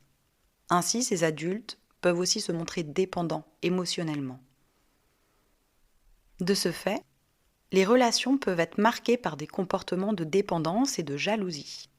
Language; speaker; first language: French; native; French